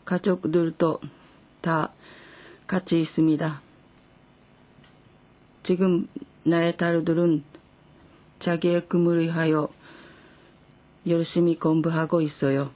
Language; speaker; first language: Korean; non-native, learner; Japanese